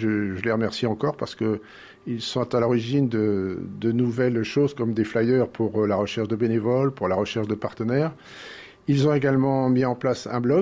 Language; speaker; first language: French; native; French